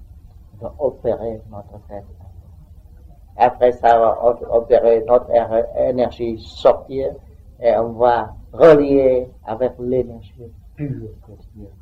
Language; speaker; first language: French; non-native, learner; Vietnamese